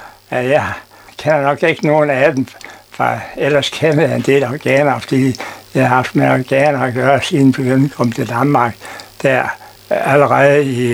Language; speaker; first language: Danish; non-native, fluent; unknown